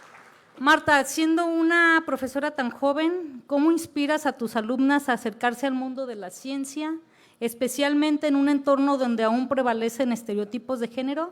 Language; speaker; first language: Spanish; native; Spanish